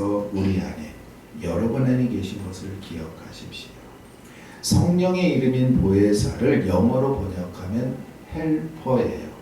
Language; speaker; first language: Korean; native; Korean